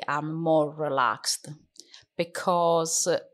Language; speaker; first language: English; non-native, fluent; Italian